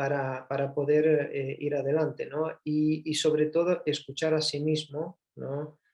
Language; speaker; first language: Spanish; early bilingual, heritage; Spanish